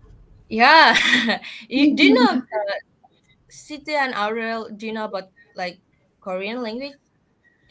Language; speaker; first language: English; non-native, learner; Indonesian